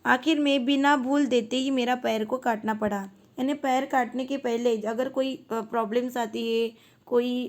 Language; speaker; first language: Hindi; non-native, local second language; Marathi